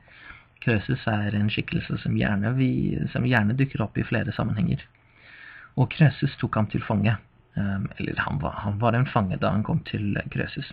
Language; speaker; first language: Norwegian; non-native, fluent; English